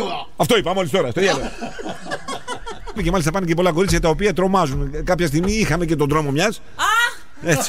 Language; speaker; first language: Greek; native; Greek